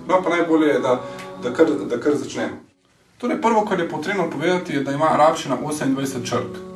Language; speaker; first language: Slovenian; early bilingual, other home language; Bosnian